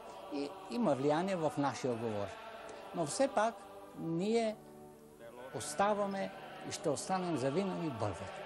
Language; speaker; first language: Bulgarian; early bilingual, heritage; Bulgarian